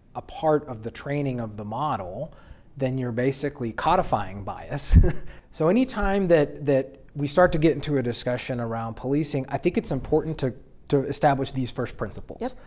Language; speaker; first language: English; native; English